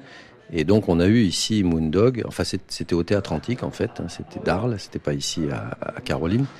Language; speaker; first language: French; native; French